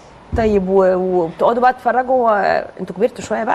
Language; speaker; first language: Arabic; native; Arabic